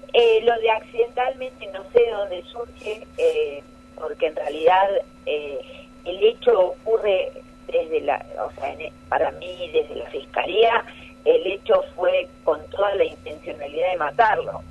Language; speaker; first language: Spanish; native; Spanish